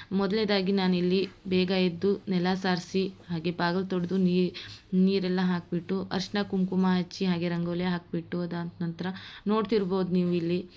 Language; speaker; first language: Kannada; non-native, local second language; Lambadi